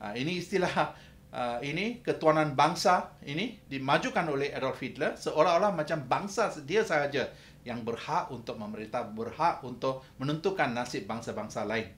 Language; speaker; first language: Malay; non-native, local second language; Tamil